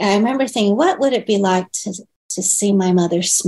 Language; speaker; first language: English; early bilingual, other home language; Chinese